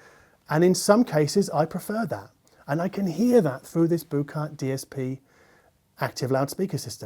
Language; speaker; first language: English; native; English